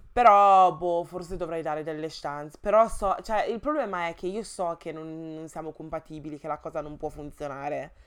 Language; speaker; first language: Italian; early bilingual, other home language; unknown